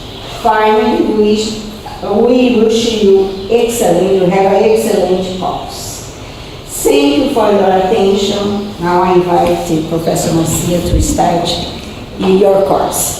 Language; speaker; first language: English; non-native, fluent; Portuguese